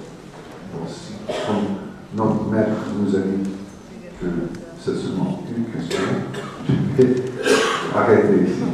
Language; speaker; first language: French; non-native, fluent; English